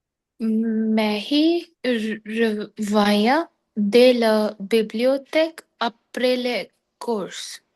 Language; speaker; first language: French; non-native, learner; Hindi